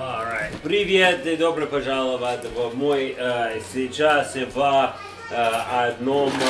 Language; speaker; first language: Russian; non-native, learner; English